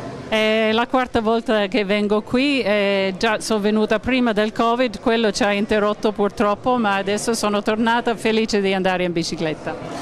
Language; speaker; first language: Italian; native; Italian